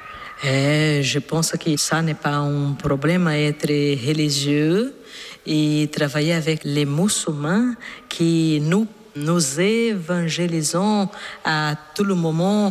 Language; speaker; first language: French; non-native, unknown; Portuguese